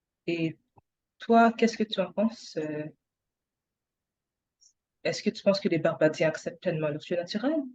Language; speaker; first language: French; non-native, fluent; English